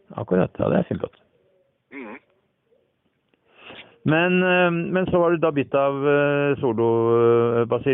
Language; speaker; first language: Norwegian; native; Norwegian